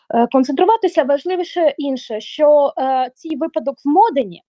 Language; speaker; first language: Ukrainian; non-native, local second language; Russian